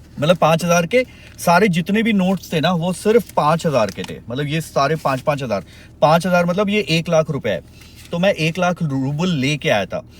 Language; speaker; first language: Hindi; native; Hindi